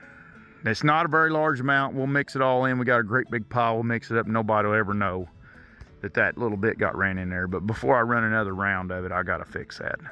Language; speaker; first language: English; native; English